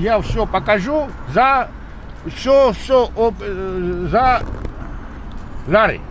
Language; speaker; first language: Russian; non-native, learner; Georgian